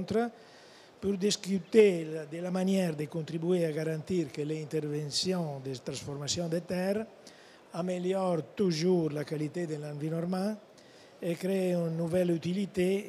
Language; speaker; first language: French; non-native, fluent; Italian